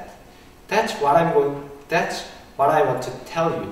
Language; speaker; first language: English; non-native, learner; Korean